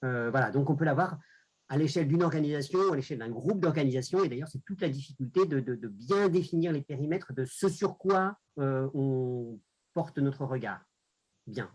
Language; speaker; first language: French; native; French